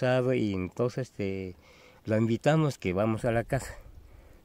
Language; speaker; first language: Spanish; non-native, local second language; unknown